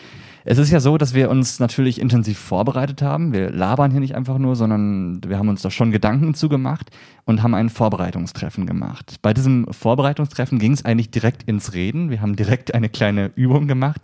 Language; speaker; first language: German; native; German